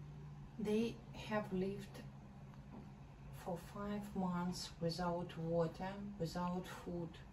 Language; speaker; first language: English; non-native, fluent; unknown